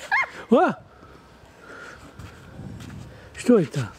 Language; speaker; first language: Russian; non-native, learner; French